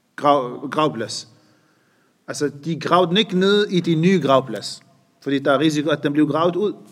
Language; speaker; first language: Danish; non-native, fluent; Arabic